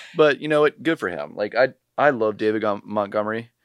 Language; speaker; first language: English; native; English